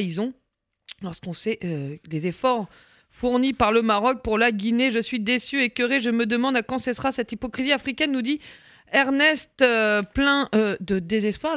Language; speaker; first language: French; native; French